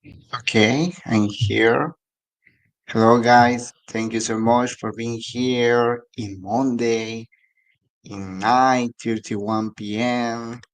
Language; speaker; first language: English; non-native, learner; Spanish